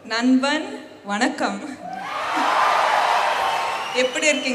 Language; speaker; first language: Tamil; non-native, local second language; Kannada